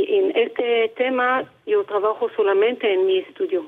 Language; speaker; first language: Spanish; non-native, learner; Hebrew